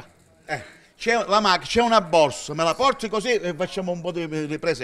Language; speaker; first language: Italian; native; Italian